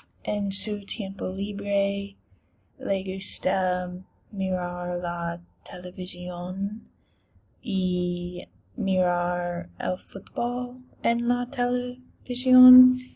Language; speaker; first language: Spanish; non-native, learner; English